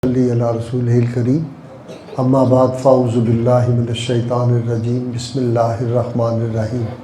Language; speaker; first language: Urdu; non-native, local second language; Punjabi